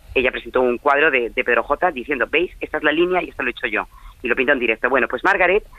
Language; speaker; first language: Spanish; native; Spanish